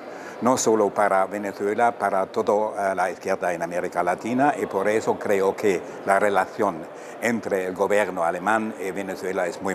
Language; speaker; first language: Spanish; non-native, fluent; German